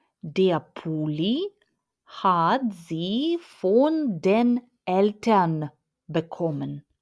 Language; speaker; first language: German; non-native, fluent; Ukrainian